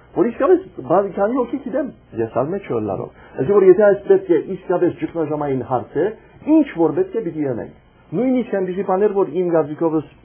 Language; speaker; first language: Armenian; early bilingual, heritage; Armenian